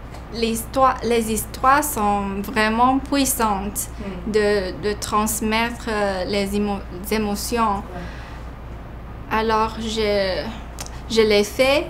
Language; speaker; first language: French; non-native, fluent; Chinese